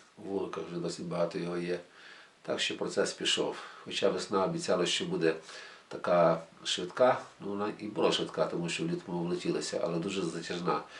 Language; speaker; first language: Ukrainian; native; Ukrainian